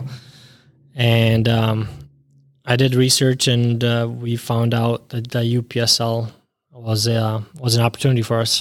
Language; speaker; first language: English; early bilingual, other home language; Bosnian